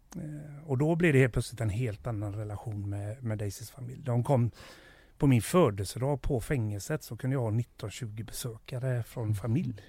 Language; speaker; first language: Swedish; native; Swedish